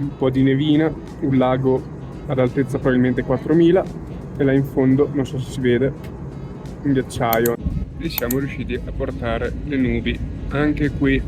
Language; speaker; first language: Italian; native; Italian